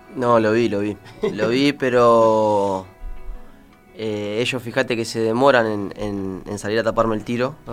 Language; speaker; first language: Spanish; native; Spanish